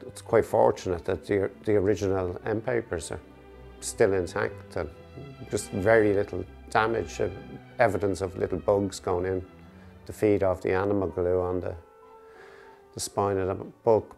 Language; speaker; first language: English; native; English